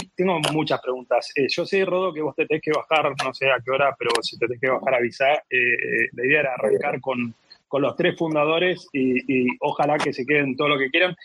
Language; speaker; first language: Spanish; native; Spanish